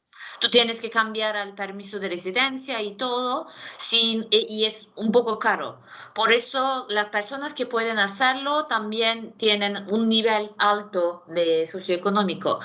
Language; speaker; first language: Spanish; non-native, fluent; Turkish